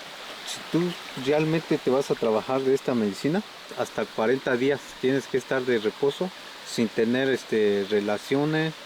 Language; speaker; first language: Spanish; native; Spanish